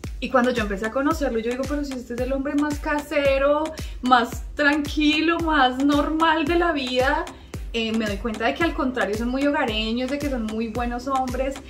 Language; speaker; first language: Spanish; native; Spanish